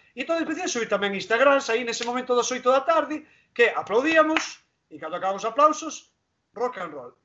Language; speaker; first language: Galician; non-native, local second language; Spanish